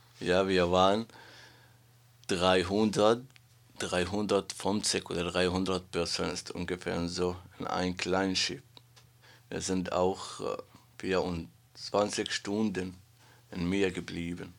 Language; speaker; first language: German; non-native, learner; Arabic